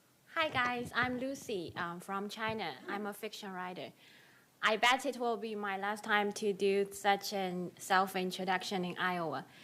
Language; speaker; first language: English; non-native, fluent; Chinese